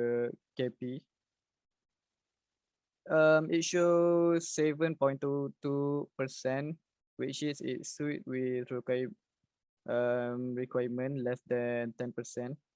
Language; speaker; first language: English; non-native, learner; Malay